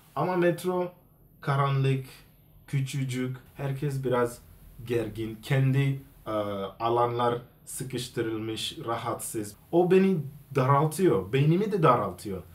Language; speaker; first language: Turkish; non-native, fluent; Swahili